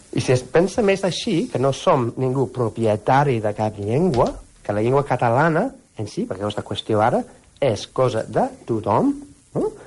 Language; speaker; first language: Catalan; non-native, fluent; English